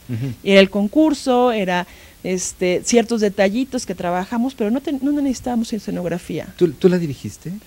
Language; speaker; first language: Spanish; native; Spanish